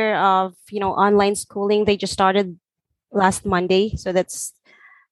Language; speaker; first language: English; non-native, local second language; Filipino